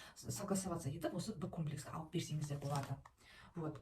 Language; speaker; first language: Russian; non-native, local second language; Kazakh